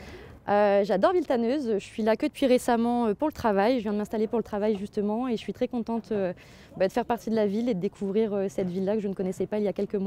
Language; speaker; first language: French; native; French